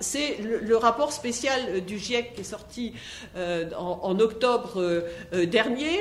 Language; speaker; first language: French; native; French